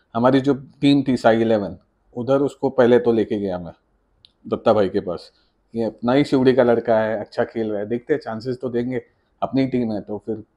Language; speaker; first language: Hindi; non-native, local second language; Marathi